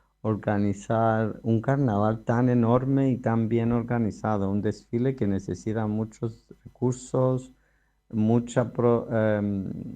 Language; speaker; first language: Spanish; non-native, fluent; Greek